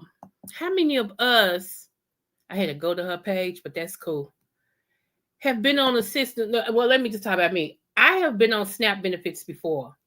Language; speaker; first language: English; native; English